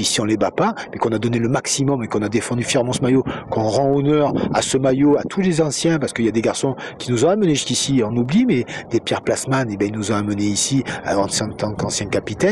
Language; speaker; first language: French; native; French